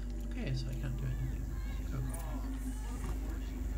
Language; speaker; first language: English; non-native, learner; French